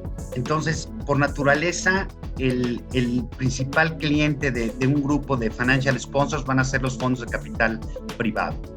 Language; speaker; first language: Spanish; native; Spanish